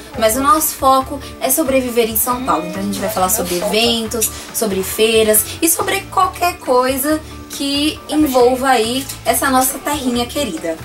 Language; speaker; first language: Portuguese; native; Portuguese